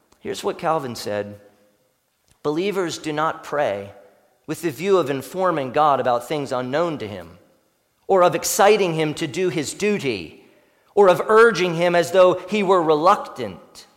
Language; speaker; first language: English; native; English